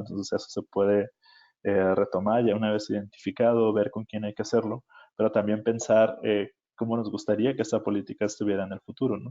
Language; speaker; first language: Spanish; native; Spanish